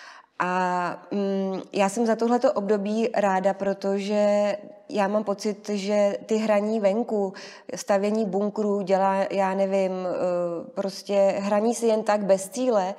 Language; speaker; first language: Czech; native; Czech